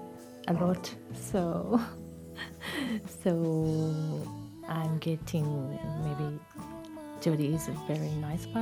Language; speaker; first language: English; non-native, learner; Japanese